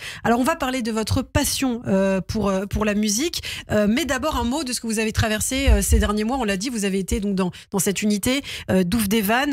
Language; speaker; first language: French; native; French